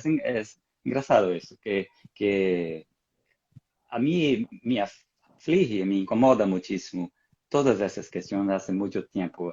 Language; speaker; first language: Spanish; non-native, fluent; Portuguese